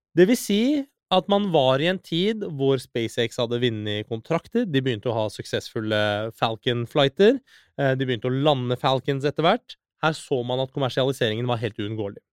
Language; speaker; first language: Norwegian; early bilingual, other home language; Persian